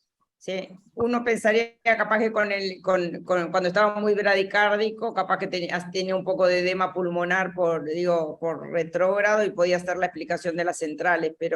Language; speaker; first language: Spanish; native; Spanish